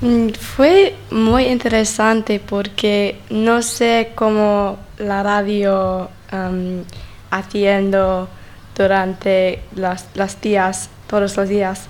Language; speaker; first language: Spanish; non-native, learner; English